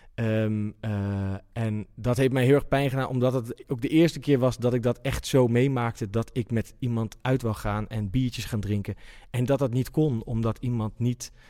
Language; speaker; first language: Dutch; native; Dutch